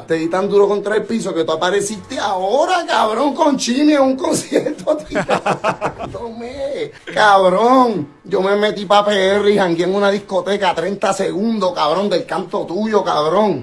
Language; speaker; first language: Spanish; native; Spanish